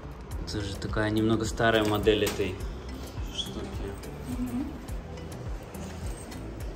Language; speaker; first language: Russian; native; Russian